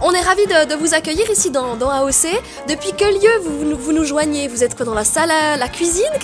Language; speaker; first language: French; native; French